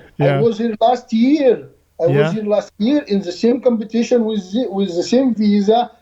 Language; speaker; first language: English; non-native, learner; Arabic